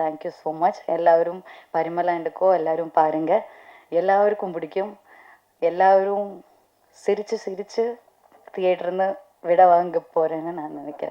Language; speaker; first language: Tamil; non-native, learner; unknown